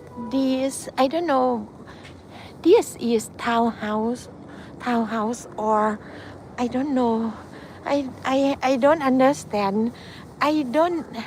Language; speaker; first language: English; non-native, learner; Thai